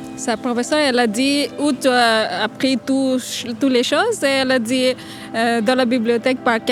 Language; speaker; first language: French; non-native, learner; Bangla